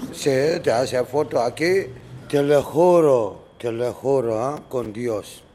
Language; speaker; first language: Spanish; non-native, learner; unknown